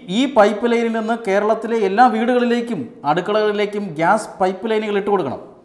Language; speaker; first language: Malayalam; native; Malayalam